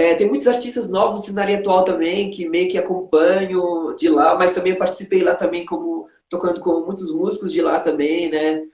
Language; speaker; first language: Portuguese; non-native, local second language; Kabuverdianu